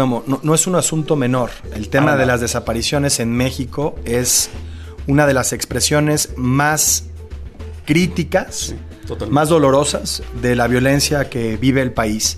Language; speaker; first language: Spanish; native; Spanish